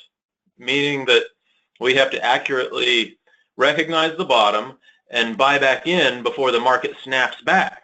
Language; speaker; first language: English; native; English